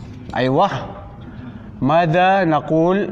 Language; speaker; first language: Arabic; non-native, fluent; Filipino